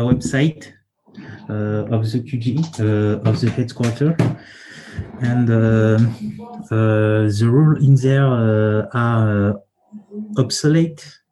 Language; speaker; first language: English; non-native, learner; French